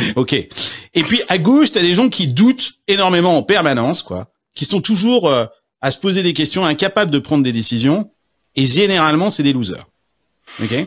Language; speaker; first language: French; native; French